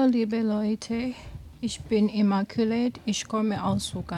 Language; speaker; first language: German; non-native, learner; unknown